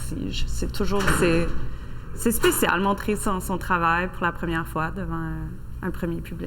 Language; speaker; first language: French; native; French